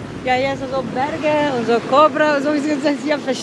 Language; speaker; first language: German; non-native, learner; Kurdish